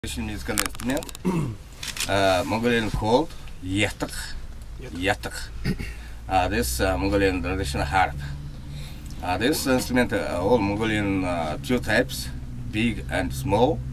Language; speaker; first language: English; non-native, learner; Mongolian